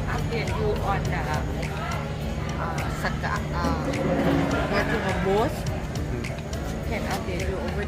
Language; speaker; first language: English; non-native, learner; Thai